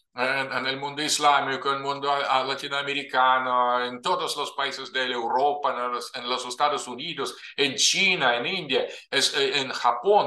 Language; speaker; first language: Spanish; non-native, fluent; Russian